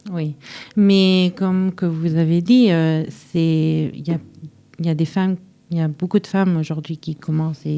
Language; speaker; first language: French; early bilingual, heritage; French